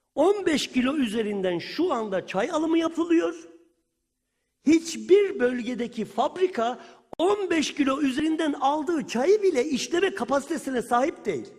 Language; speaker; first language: Turkish; native; Turkish